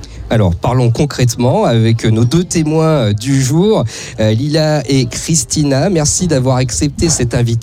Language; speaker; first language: French; native; French